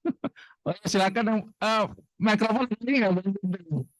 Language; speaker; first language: Indonesian; native; Indonesian